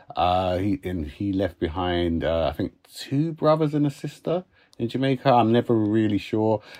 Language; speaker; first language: English; native; English